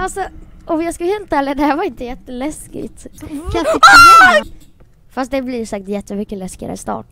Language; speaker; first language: Swedish; native; Swedish